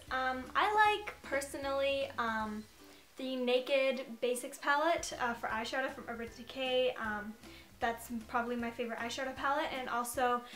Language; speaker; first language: English; native; English